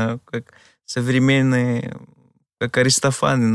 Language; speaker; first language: Russian; non-native, fluent; Greek